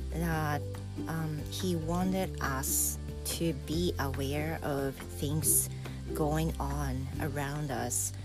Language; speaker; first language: English; non-native, fluent; Japanese